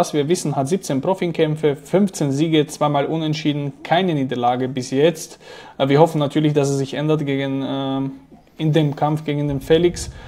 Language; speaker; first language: German; non-native, fluent; Slovak